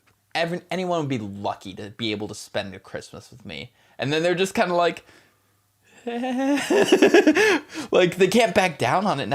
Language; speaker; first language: English; native; English